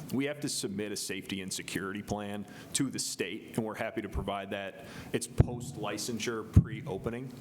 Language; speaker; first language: English; native; English